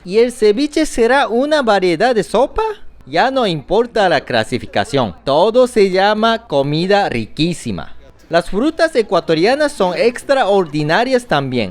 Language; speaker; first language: Spanish; non-native, fluent; Japanese